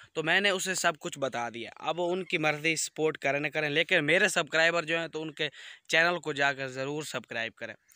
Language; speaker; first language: Urdu; non-native, local second language; Punjabi